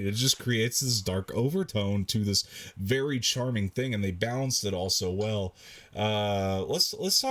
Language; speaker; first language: English; native; English